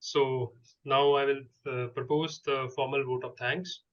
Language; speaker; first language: English; non-native, local second language; Punjabi